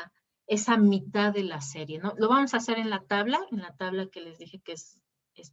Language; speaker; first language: Spanish; native; Spanish